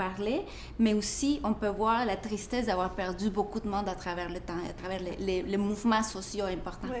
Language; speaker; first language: French; non-native, fluent; Spanish